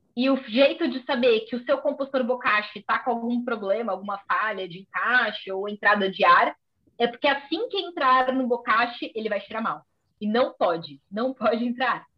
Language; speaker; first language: Portuguese; native; Portuguese